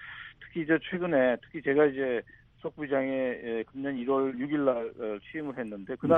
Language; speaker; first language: Korean; native; Korean